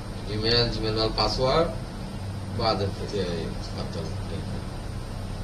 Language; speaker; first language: Arabic; non-native, learner; Bangla